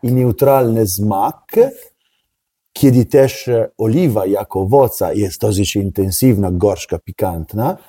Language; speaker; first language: Polish; non-native, learner; Italian